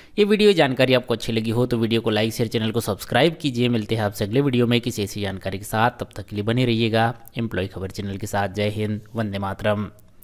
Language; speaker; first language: Hindi; native; Hindi